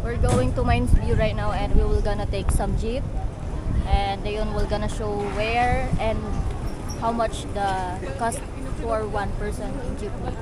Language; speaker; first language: English; non-native, local second language; Filipino